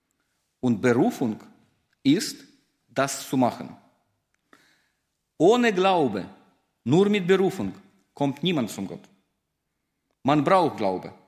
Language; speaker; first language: German; non-native, fluent; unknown